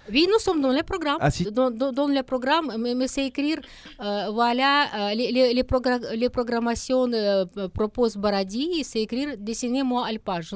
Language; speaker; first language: French; non-native, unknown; Russian